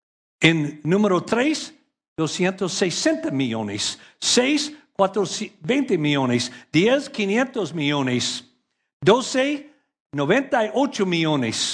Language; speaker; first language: Spanish; non-native, learner; English